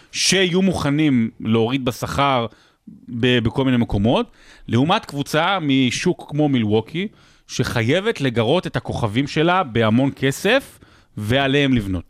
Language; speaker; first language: Hebrew; native; Hebrew